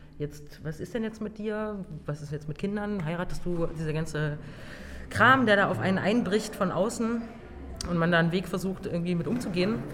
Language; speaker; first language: German; native; German